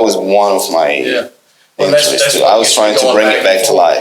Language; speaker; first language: English; non-native, fluent; Arabic